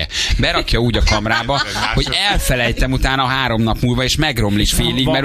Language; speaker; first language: Hungarian; native; Hungarian